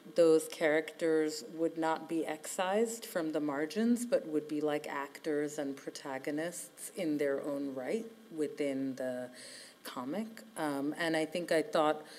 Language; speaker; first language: English; native; English